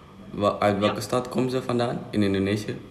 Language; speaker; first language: Dutch; non-native, fluent; Indonesian